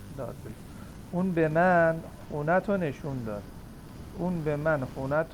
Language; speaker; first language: Persian; non-native, fluent; Urdu